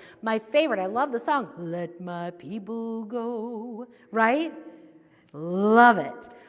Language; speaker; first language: English; native; English